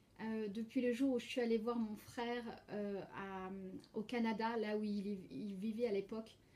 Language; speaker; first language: French; native; French